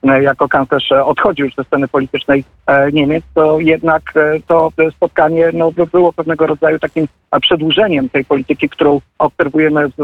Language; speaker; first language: Polish; native; Polish